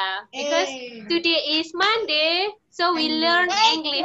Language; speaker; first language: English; non-native, fluent; Indonesian